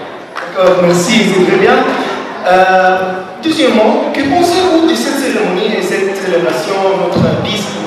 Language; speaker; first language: French; non-native, learner; Arabic